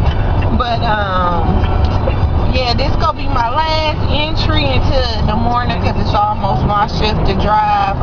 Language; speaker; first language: English; native; English